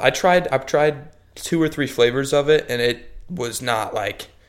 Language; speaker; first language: English; native; English